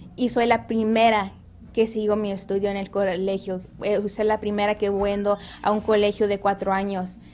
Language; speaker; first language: Spanish; early bilingual, heritage; Spanish